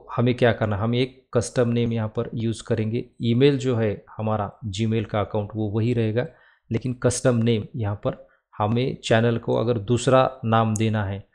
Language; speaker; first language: Hindi; non-native, local second language; Marathi